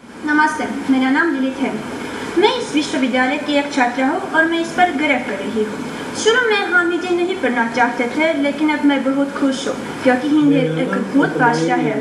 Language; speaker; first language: Hindi; non-native, learner; Armenian